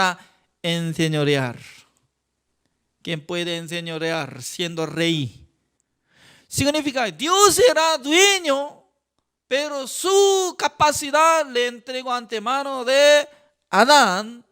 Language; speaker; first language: Spanish; non-native, fluent; Korean